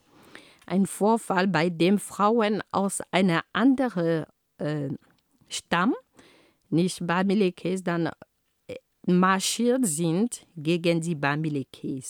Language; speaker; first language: German; non-native, fluent; Ghomala